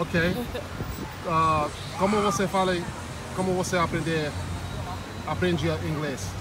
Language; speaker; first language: Portuguese; non-native, learner; English